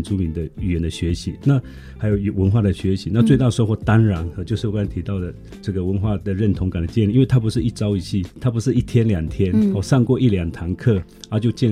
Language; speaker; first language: Chinese; non-native, local second language; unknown